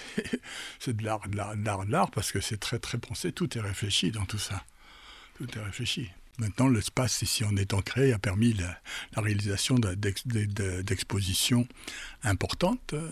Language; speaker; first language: French; native; French